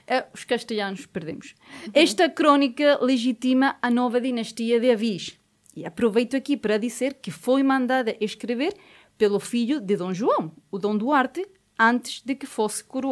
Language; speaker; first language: Portuguese; native; Portuguese